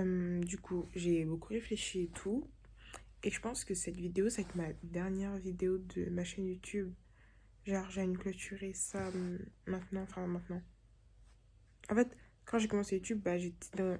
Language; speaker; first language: French; native; French